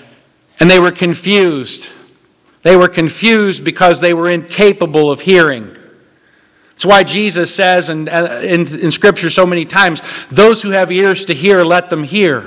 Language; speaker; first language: English; native; English